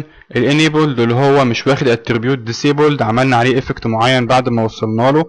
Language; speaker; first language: Arabic; native; Arabic